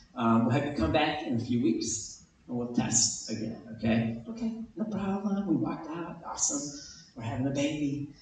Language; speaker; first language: English; native; English